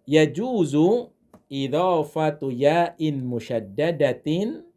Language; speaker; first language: Arabic; non-native, fluent; Indonesian